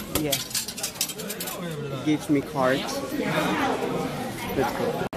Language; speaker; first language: English; non-native, learner; Tajik